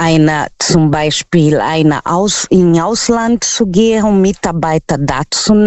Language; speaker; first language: German; non-native, learner; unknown